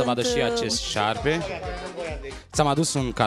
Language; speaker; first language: Romanian; native; Romanian